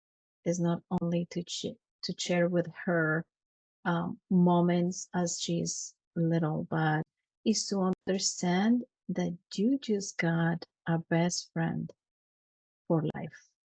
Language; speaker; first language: English; non-native, fluent; Spanish